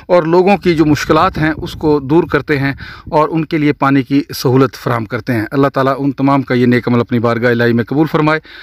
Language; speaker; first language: Urdu; non-native, local second language; Punjabi